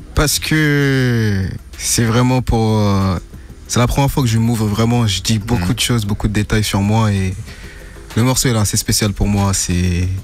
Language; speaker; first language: French; non-native, fluent; English